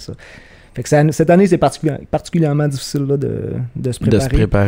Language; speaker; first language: French; native; French